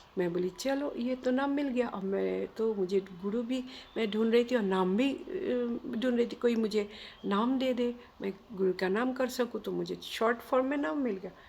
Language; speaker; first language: Hindi; non-native, local second language; Bangla